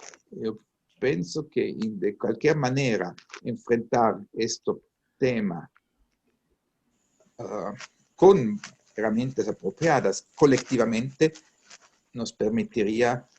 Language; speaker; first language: Portuguese; non-native, learner; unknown